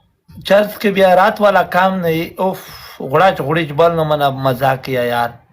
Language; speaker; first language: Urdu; non-native, learner; Pashto